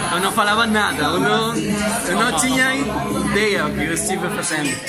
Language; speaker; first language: Portuguese; non-native, learner; Spanish